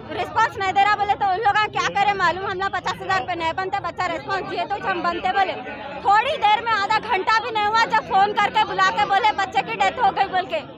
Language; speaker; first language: Hindi; non-native, local second language; Urdu